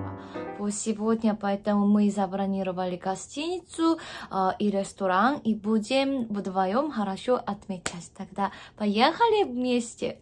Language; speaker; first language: Russian; non-native, fluent; Korean